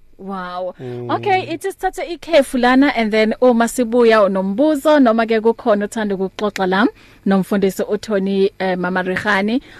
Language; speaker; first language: Zulu; native; Zulu